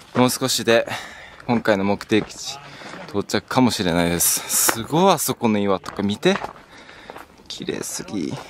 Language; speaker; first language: Japanese; early bilingual, heritage; Japanese